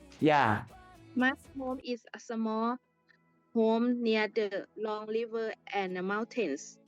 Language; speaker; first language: English; non-native, learner; Thai